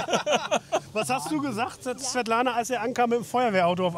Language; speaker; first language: German; native; German